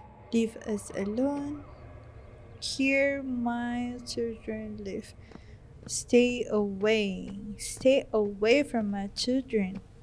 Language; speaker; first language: English; non-native, local second language; Malay